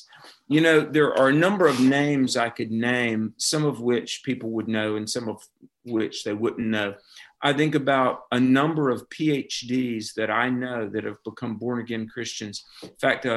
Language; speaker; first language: English; native; English